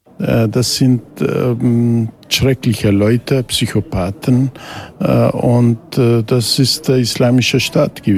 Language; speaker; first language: German; non-native, fluent; Kurdish